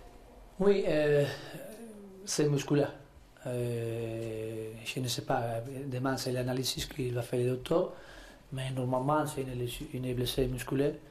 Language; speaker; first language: French; non-native, learner; Spanish